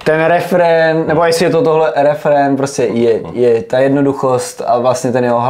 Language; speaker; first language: Czech; native; Czech